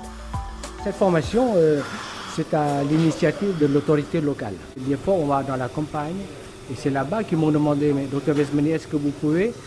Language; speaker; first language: French; non-native, local second language; Lao